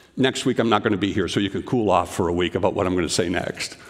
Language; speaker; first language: English; native; English